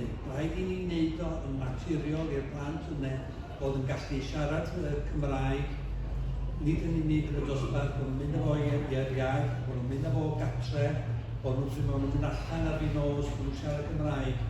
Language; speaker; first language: Welsh; native; Welsh